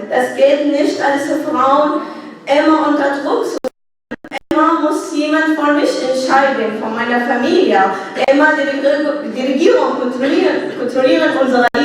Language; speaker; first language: German; non-native, learner; Arabic